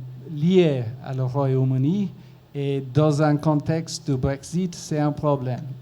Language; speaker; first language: French; non-native, learner; English